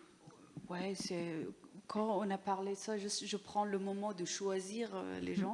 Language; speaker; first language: French; non-native, learner; Persian